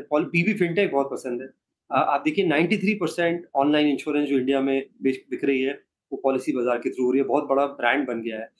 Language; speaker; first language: Hindi; native; Hindi